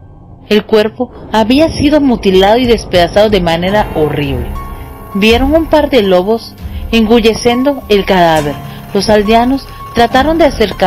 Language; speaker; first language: Spanish; native; Spanish